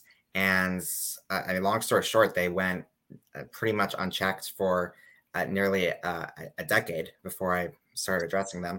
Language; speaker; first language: English; native; English